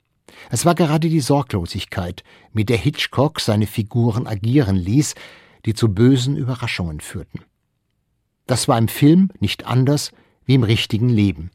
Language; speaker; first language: German; native; German